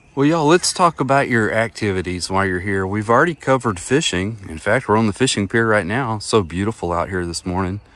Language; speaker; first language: English; native; English